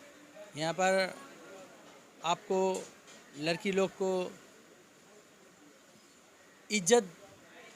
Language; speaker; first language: Hindi; non-native, local second language; Bangla